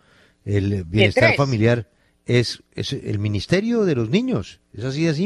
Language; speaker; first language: Spanish; native; Spanish